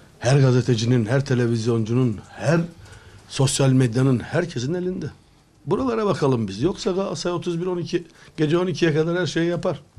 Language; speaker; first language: Turkish; native; Turkish